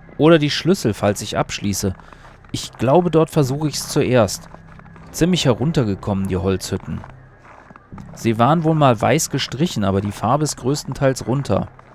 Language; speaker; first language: German; native; German